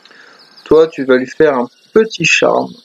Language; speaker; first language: French; native; French